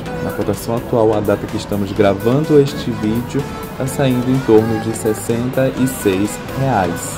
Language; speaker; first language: Portuguese; native; Portuguese